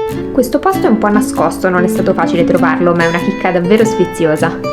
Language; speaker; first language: Italian; native; Italian